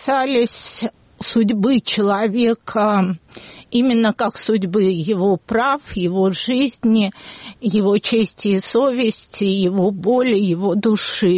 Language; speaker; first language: Russian; native; Russian